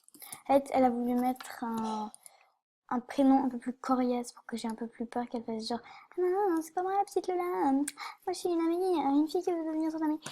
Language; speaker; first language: French; native; French